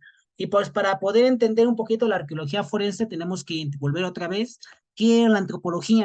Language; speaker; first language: Spanish; native; Spanish